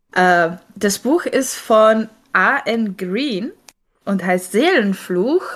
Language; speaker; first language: German; non-native, fluent; Czech